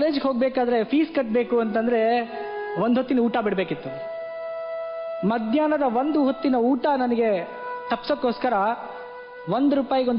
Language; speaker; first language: Kannada; native; Kannada